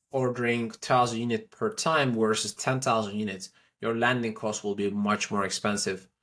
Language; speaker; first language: English; non-native, fluent; Turkish